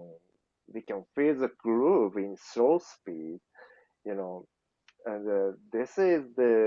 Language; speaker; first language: English; non-native, learner; Japanese